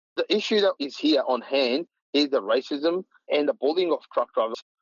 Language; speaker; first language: English; non-native, local second language; Punjabi